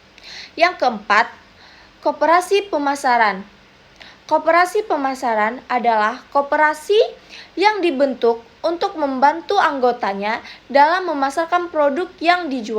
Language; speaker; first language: Indonesian; native; Indonesian